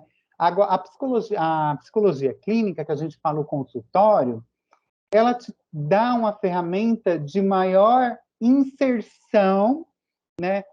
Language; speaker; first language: Portuguese; native; Portuguese